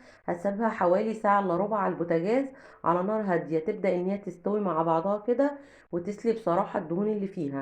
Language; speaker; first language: Arabic; native; Arabic